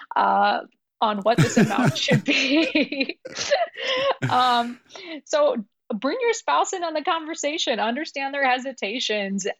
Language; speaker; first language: English; early bilingual, other home language; Urdu